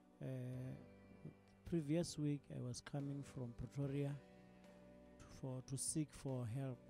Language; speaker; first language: English; non-native, local second language; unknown